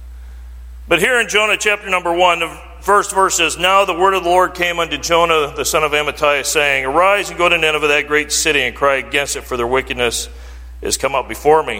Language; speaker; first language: English; native; English